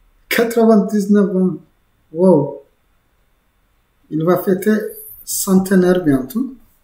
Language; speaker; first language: French; non-native, fluent; Azerbaijani